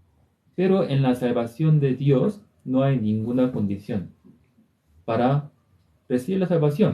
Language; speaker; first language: Spanish; non-native, learner; Korean